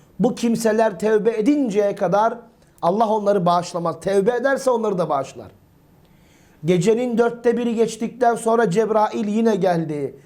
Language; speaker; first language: Turkish; native; Turkish